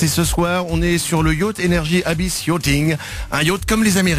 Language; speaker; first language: French; native; French